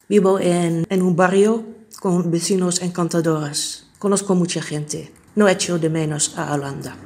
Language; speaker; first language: Spanish; non-native, fluent; Dutch